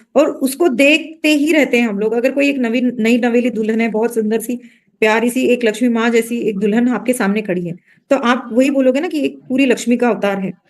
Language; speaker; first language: Hindi; non-native, local second language; Marathi